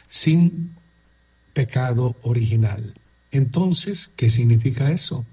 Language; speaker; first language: Spanish; native; Spanish